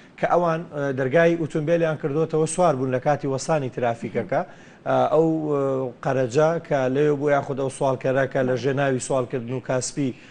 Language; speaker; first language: Central Kurdish; native; Central Kurdish